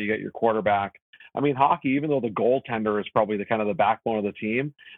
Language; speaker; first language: English; native; English